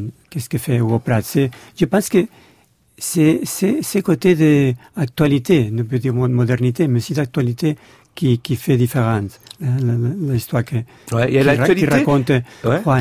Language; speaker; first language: French; non-native, learner; Spanish